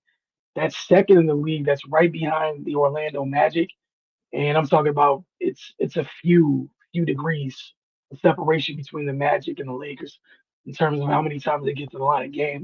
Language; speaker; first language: English; native; English